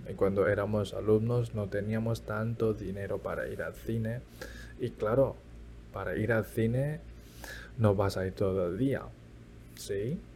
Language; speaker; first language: Spanish; early bilingual, other home language; Chinese